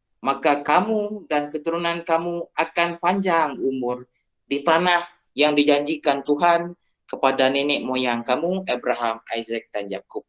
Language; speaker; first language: Malay; non-native, local second language; Iban